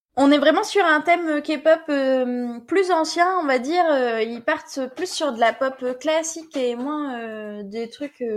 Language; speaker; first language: French; native; French